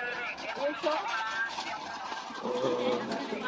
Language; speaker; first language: English; non-native, fluent; Vietnamese